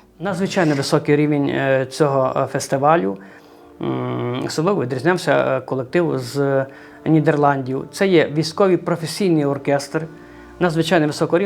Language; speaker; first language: Ukrainian; native; Ukrainian